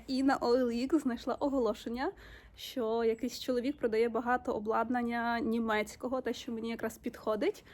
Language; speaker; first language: Ukrainian; native; Ukrainian